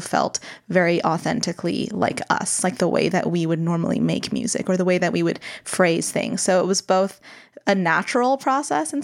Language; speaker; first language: English; native; English